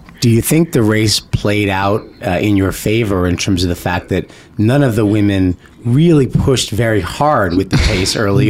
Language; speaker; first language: English; native; English